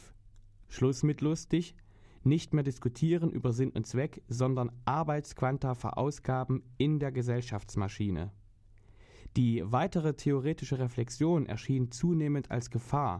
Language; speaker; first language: German; native; German